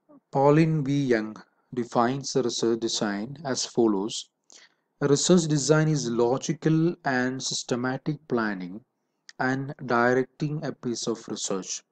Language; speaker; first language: English; non-native, local second language; Malayalam